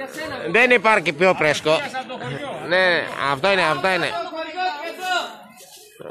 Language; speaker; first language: Greek; non-native, learner; Filipino